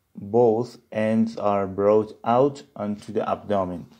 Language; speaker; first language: English; non-native, fluent; Persian